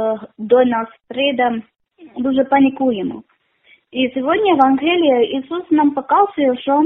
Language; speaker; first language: Ukrainian; non-native, learner; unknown